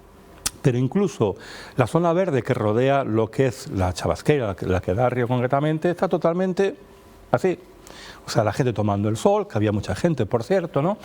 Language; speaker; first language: Spanish; native; Spanish